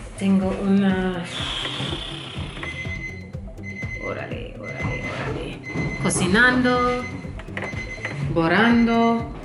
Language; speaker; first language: Spanish; non-native, learner; English